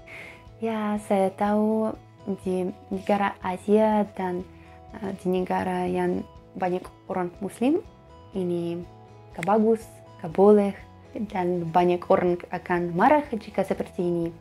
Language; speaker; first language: Indonesian; non-native, fluent; Russian